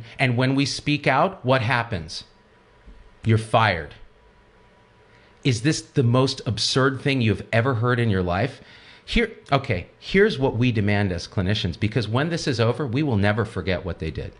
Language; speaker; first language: English; native; English